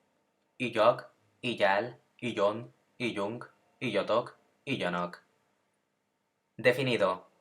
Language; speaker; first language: Hungarian; non-native, learner; Spanish